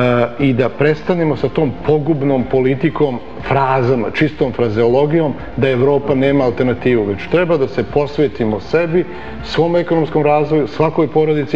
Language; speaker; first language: Serbian; native; Serbian